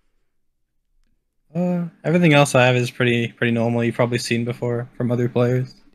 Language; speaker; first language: English; native; English